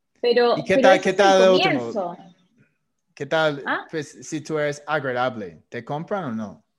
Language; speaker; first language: Spanish; non-native, fluent; English